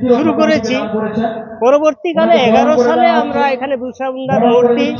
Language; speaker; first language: Bangla; non-native, local second language; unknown